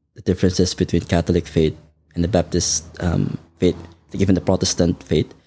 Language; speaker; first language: English; non-native, local second language; Filipino